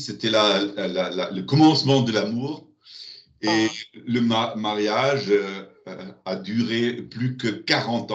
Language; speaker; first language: French; non-native, learner; German